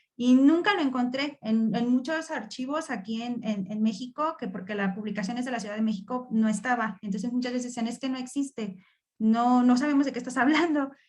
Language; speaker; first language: Spanish; native; Spanish